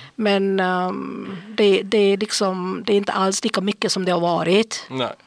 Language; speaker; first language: Swedish; non-native, fluent; English